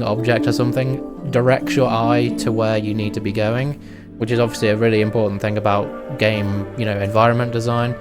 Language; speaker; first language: English; native; English